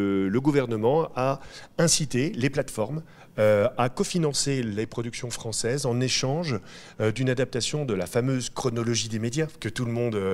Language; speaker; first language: French; native; French